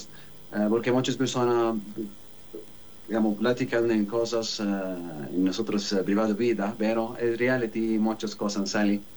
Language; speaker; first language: Spanish; non-native, learner; Arabic